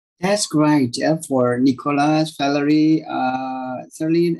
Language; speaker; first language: English; non-native, fluent; Indonesian